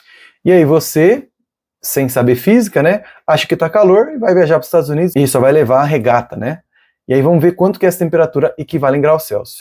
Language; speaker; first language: Portuguese; native; Portuguese